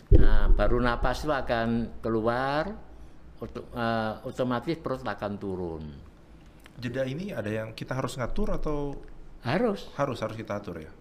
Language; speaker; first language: Indonesian; native; Indonesian